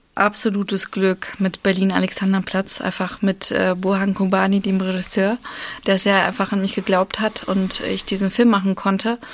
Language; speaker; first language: German; early bilingual, other home language; Russian